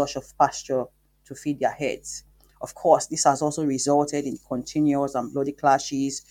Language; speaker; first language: English; non-native, local second language; Yoruba